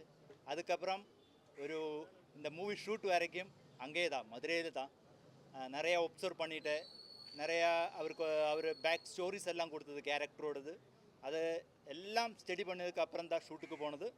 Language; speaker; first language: Tamil; non-native, learner; Malayalam